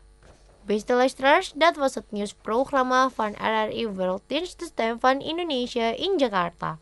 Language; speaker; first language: Dutch; non-native, fluent; Indonesian